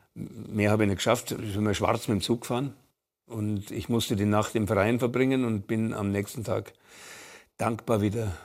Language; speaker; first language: German; native; German